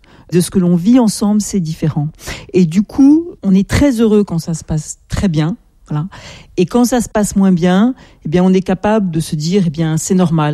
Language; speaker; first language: French; native; French